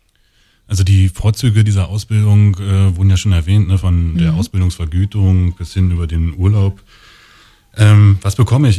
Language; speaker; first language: German; native; German